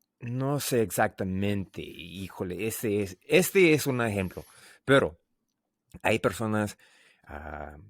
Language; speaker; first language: Spanish; non-native, learner; English